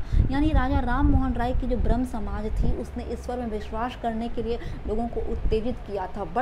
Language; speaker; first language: Hindi; native; Hindi